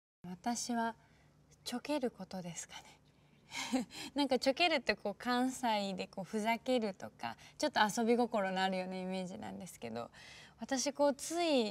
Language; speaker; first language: Japanese; native; Japanese